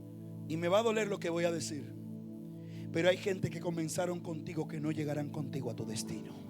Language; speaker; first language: Spanish; native; Spanish